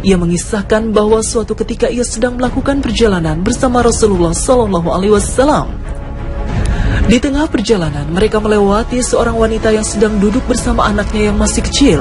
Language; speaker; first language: Indonesian; native; Indonesian